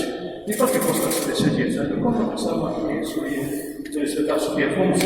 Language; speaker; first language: Polish; non-native, fluent; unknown